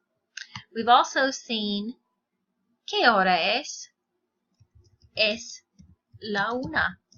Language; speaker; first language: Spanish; non-native, fluent; English